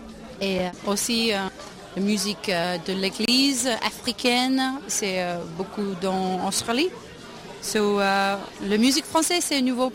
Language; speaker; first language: French; non-native, learner; English